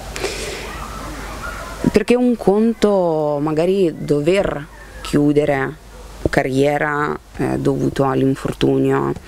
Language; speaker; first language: Italian; non-native, fluent; Lithuanian